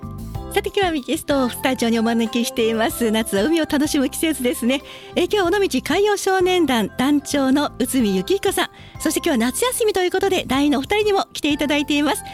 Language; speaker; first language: Japanese; native; Japanese